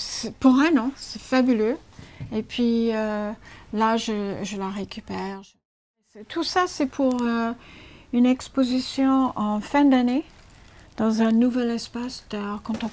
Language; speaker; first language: French; non-native, fluent; English